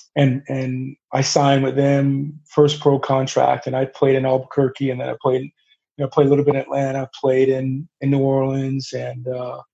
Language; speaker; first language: English; native; English